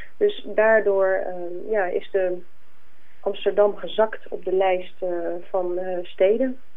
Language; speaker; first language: Dutch; native; Dutch